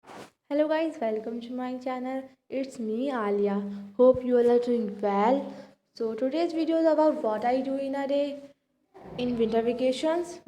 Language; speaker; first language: English; non-native, local second language; Urdu